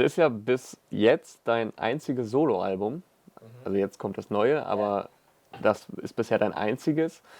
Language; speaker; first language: German; native; German